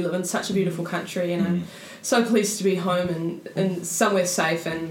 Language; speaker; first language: English; native; English